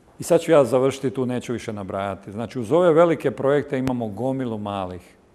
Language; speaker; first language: Croatian; native; Croatian